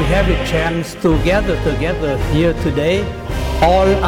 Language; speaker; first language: English; non-native, learner; Vietnamese